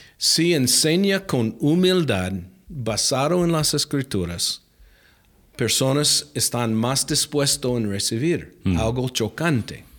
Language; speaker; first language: Spanish; non-native, fluent; English